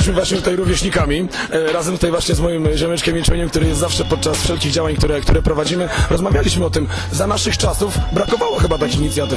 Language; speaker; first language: Polish; native; Polish